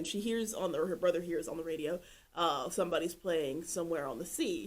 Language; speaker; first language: English; native; English